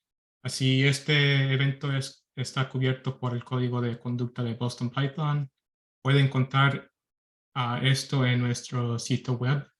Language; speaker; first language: Spanish; early bilingual, heritage; Spanish